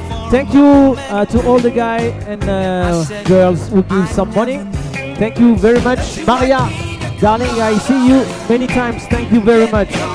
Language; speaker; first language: English; non-native, learner; French